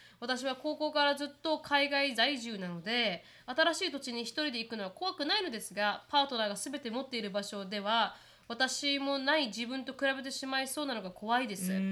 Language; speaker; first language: Japanese; native; Japanese